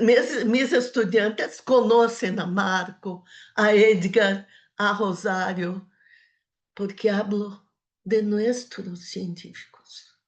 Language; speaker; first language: Spanish; non-native, fluent; Portuguese